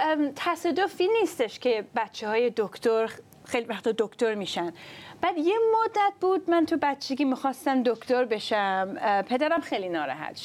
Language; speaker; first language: Persian; early bilingual, other home language; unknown